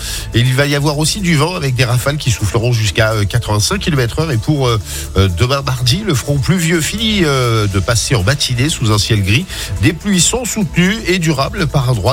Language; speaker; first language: French; native; French